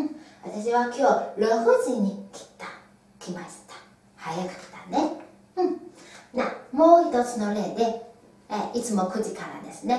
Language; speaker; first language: Japanese; non-native, fluent; Chinese